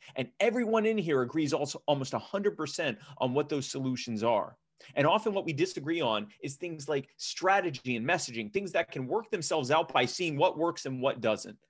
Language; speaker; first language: English; native; English